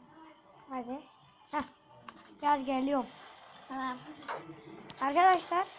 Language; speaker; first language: Turkish; native; Turkish